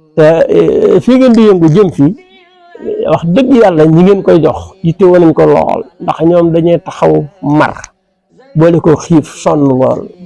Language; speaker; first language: Wolof; native; Wolof